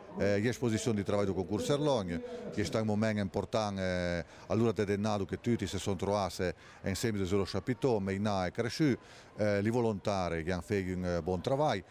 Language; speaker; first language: French; non-native, local second language; Italian